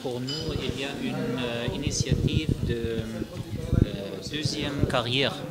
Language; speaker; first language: French; non-native, learner; German